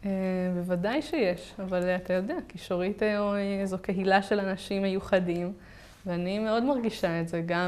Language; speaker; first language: Hebrew; native; Hebrew